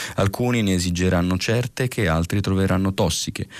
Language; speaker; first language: Italian; native; Italian